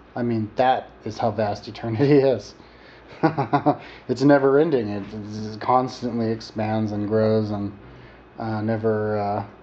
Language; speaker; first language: English; native; English